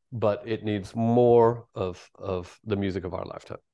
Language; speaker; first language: English; native; English